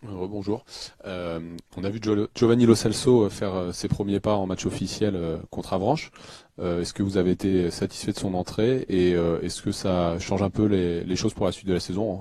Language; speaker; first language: French; native; French